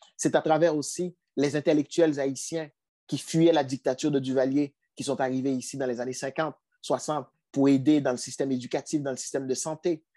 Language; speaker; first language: French; non-native, local second language; Haitian Creole